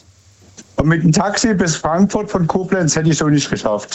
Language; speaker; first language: German; native; German